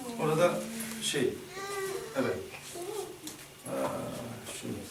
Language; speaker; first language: Turkish; non-native, learner; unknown